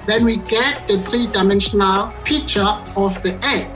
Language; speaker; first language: English; non-native, local second language; Zulu